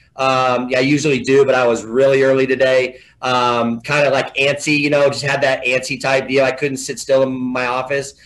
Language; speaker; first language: English; native; English